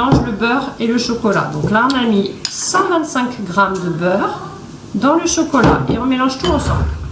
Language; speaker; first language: French; native; French